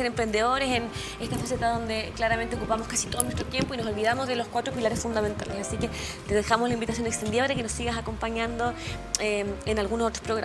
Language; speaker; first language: Spanish; native; Spanish